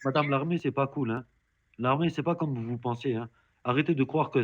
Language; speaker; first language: French; native; French